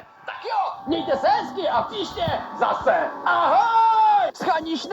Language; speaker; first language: Czech; native; Czech